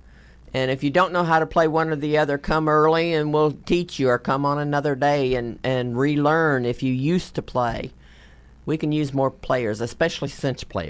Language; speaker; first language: English; native; English